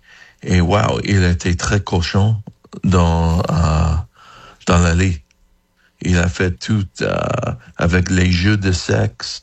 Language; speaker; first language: French; non-native, fluent; English